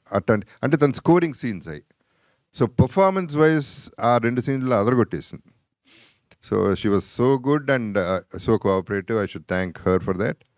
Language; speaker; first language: Telugu; native; Telugu